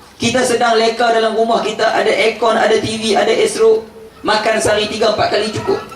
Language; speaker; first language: Malay; native; Malay